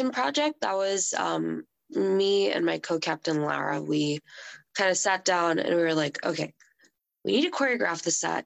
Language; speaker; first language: English; native; English